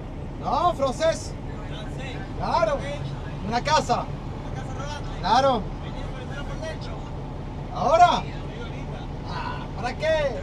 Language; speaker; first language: Spanish; non-native, learner; French